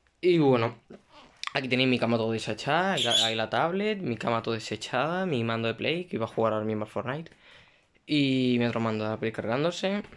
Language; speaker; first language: Spanish; native; Spanish